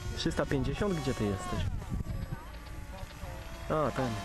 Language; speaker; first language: Polish; native; Polish